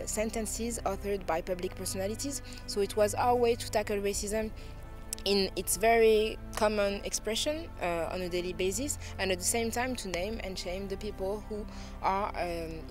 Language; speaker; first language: English; non-native, fluent; French